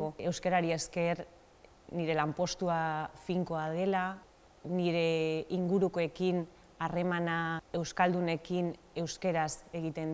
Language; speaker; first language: Basque; non-native, local second language; Spanish